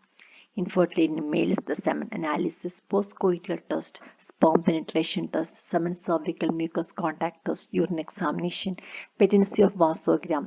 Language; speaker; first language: English; non-native, local second language; Malayalam